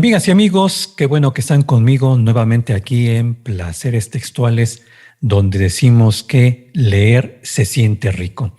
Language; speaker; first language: Spanish; native; Spanish